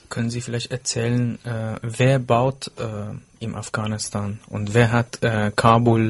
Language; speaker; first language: German; non-native, fluent; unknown